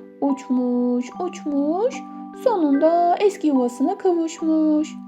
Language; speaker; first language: Turkish; native; Turkish